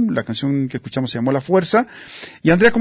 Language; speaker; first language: Spanish; native; Spanish